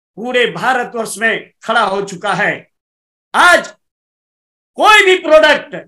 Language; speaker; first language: Hindi; native; Hindi